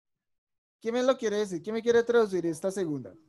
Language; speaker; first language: Spanish; native; Spanish